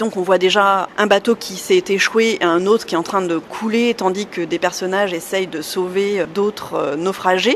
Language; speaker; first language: French; native; French